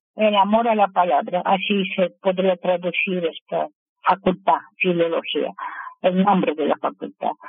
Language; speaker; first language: Spanish; non-native, fluent; Russian